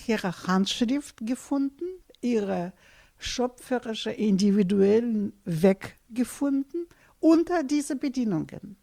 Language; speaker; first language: German; non-native, fluent; Russian